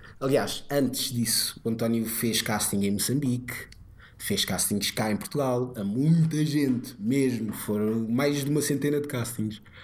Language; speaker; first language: Portuguese; early bilingual, other home language; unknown